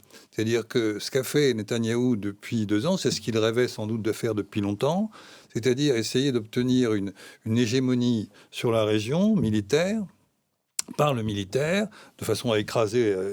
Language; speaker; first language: French; native; French